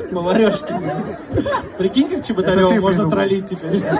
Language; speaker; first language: Russian; native; Russian